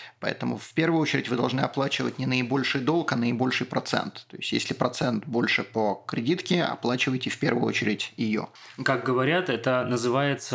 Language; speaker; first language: Russian; native; Russian